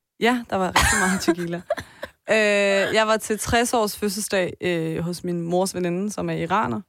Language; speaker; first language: Danish; early bilingual, other home language; Persian